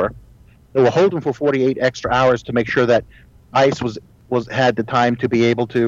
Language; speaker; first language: English; early bilingual, other home language; Spanish